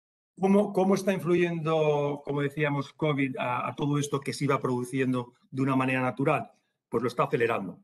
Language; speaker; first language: Spanish; native; Spanish